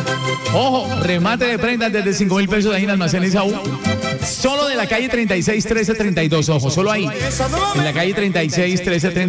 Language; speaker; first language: Spanish; native; Spanish